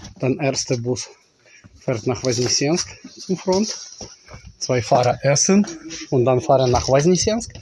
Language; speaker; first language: German; non-native, learner; Ukrainian